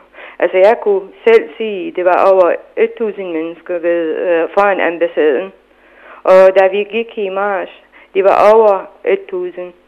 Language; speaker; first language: Danish; non-native, fluent; Arabic